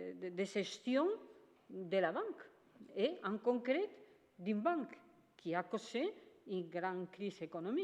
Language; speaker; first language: French; non-native, fluent; Spanish